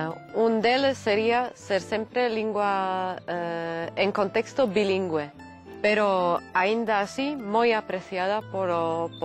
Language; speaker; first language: Galician; non-native, fluent; Slovak